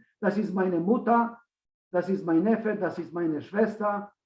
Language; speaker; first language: German; non-native, learner; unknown